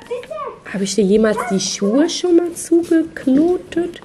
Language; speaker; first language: German; native; German